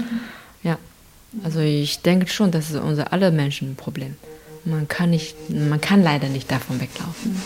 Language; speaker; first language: German; non-native, fluent; Chinese